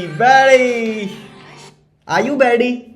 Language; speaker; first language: English; non-native, learner; Hindi